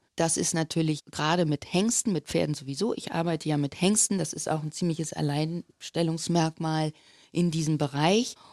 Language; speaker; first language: German; native; German